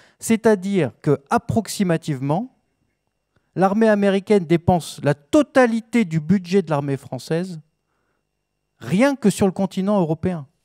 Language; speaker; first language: French; native; French